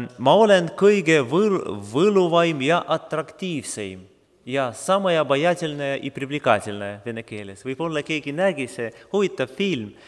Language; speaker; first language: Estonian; non-native, local second language; Russian